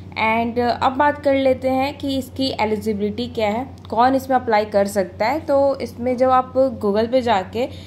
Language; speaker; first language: Hindi; native; Hindi